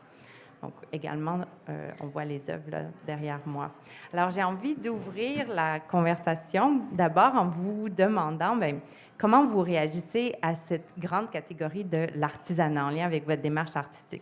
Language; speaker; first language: French; native; French